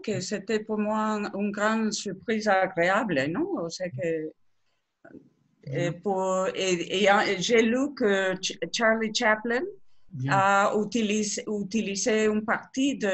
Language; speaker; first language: French; non-native, learner; Spanish